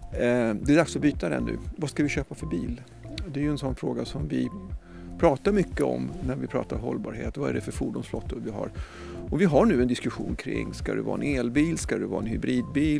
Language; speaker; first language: Swedish; native; Swedish